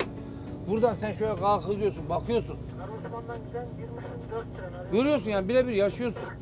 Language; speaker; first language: Turkish; native; Turkish